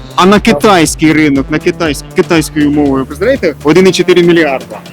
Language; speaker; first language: Ukrainian; native; Ukrainian